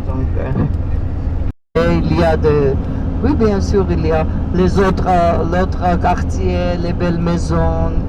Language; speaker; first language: French; non-native, fluent; Georgian